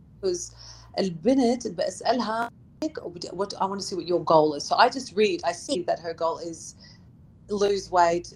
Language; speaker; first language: English; early bilingual, other home language; Arabic